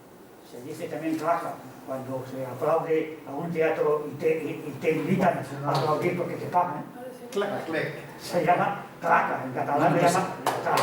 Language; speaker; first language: Spanish; non-native, local second language; Catalan